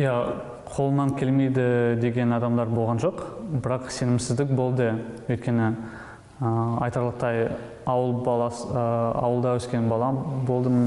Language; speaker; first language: Kazakh; non-native, local second language; Russian